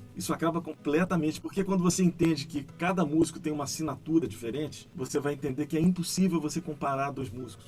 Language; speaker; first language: Portuguese; native; Portuguese